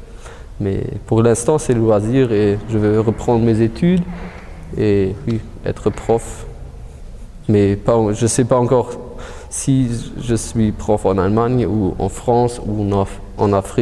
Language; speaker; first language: French; early bilingual, heritage; German